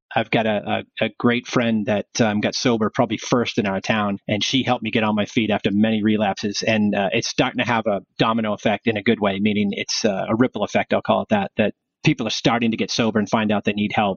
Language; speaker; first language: English; native; English